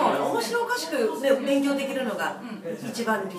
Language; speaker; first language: Japanese; native; Japanese